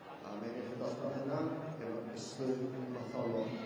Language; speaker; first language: Welsh; native; Welsh